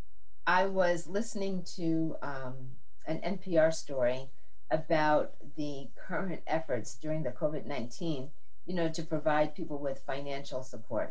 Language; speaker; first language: English; native; English